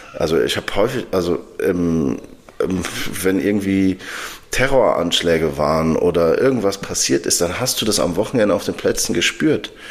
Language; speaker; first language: German; early bilingual, other home language; Arabic